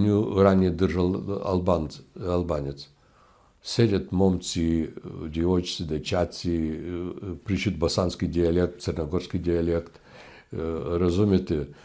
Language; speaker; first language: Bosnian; non-native, learner; Russian